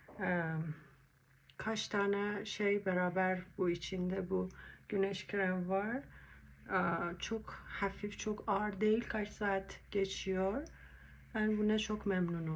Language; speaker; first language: Turkish; non-native, learner; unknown